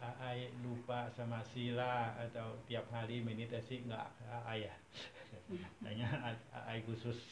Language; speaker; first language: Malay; non-native, fluent; Thai